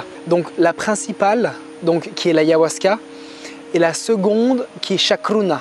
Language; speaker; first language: French; native; French